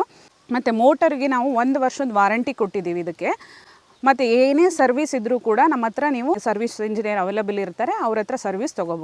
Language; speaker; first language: Kannada; native; Kannada